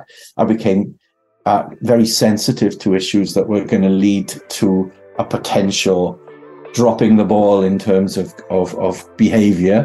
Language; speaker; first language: English; native; English